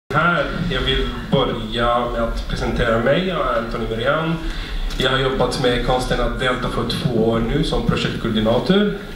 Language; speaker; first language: Swedish; non-native, fluent; Arabic